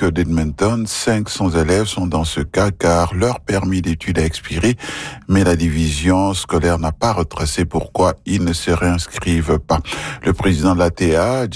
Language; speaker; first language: French; non-native, local second language; Swahili